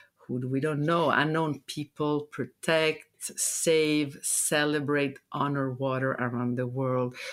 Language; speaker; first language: English; non-native, fluent; Italian